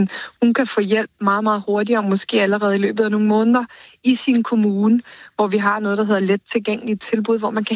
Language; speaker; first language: Danish; native; Danish